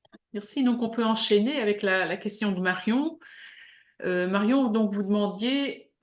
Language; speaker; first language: French; native; French